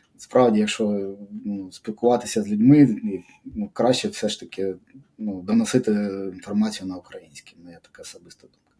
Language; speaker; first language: Ukrainian; non-native, local second language; Russian